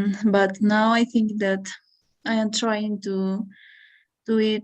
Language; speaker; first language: English; non-native, learner; Spanish